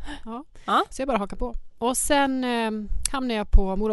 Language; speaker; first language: Swedish; native; Swedish